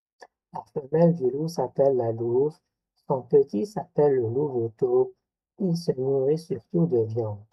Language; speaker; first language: French; non-native, local second language; Arabic